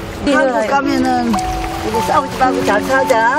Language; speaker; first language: Korean; native; Korean